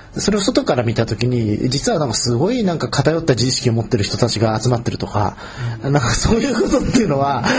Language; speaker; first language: Japanese; native; Japanese